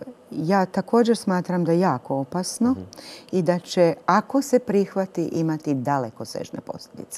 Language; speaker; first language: Serbian; native; Serbian